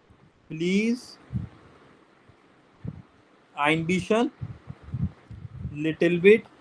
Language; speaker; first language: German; non-native, fluent; Hindi